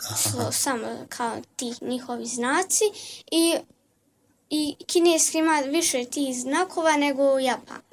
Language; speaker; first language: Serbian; early bilingual, heritage; Serbian